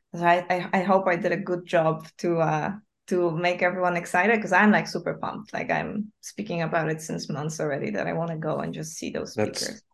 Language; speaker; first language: English; non-native, fluent; Polish